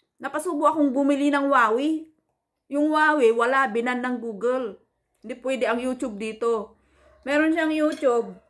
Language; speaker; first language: Filipino; native; Filipino